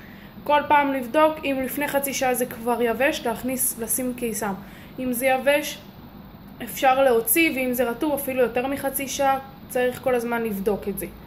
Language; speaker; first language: Hebrew; native; Hebrew